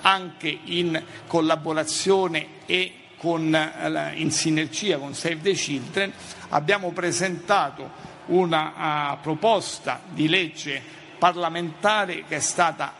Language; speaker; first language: Italian; native; Italian